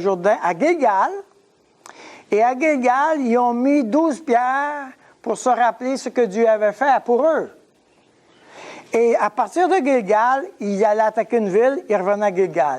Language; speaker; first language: French; native; French